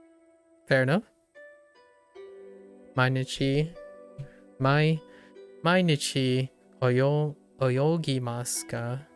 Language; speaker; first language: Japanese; non-native, learner; English